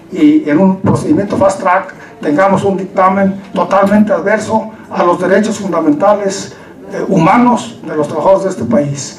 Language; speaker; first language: Spanish; native; Spanish